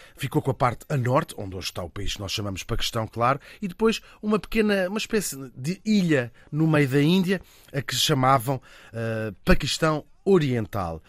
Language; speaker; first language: Portuguese; native; Portuguese